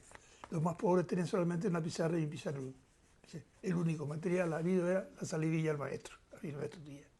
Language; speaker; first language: Spanish; native; Spanish